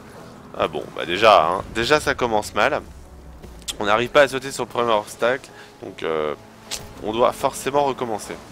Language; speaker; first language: French; native; French